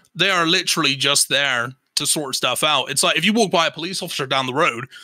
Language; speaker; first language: English; native; English